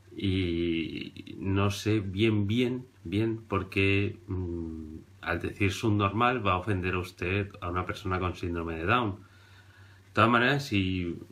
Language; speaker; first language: Spanish; native; Spanish